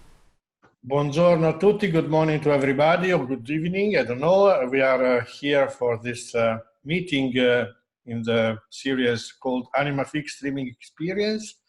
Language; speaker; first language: English; non-native, fluent; Italian